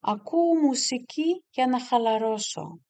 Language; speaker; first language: Greek; non-native, fluent; Russian